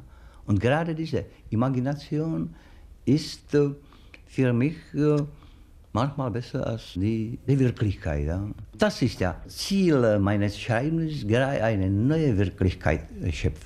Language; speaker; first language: German; non-native, fluent; Czech